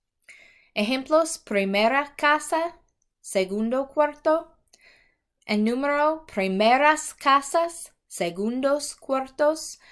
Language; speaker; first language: Spanish; non-native, fluent; English